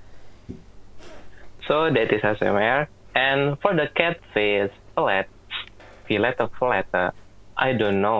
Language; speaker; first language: English; non-native, learner; Indonesian